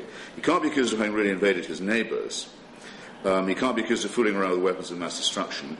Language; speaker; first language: English; native; English